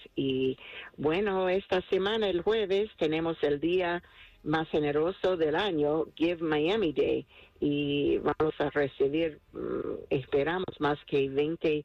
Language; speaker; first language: Spanish; non-native, fluent; English